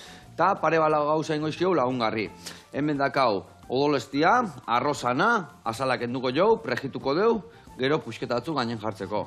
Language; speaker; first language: Basque; native; Basque